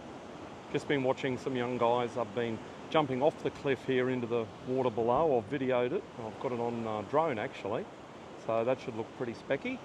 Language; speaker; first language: English; native; English